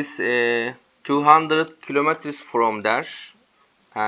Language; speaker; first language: English; non-native, learner; Turkish